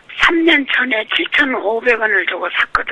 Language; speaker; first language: Korean; native; Korean